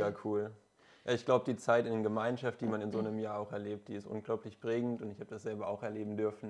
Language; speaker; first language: German; native; German